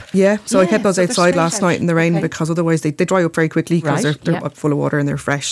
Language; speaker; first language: English; native; English